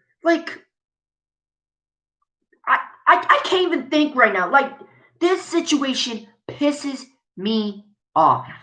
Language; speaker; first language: English; native; English